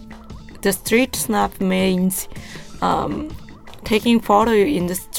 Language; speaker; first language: English; non-native, learner; Japanese